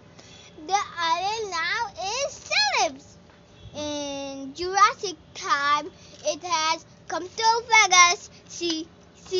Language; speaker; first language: English; non-native, learner; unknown